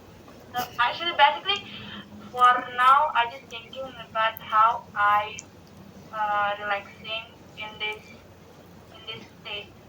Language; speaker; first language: English; non-native, learner; Indonesian